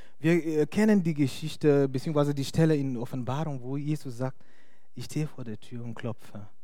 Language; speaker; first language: German; non-native, fluent; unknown